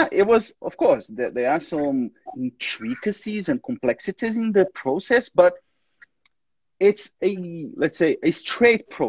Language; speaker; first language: English; non-native, fluent; Portuguese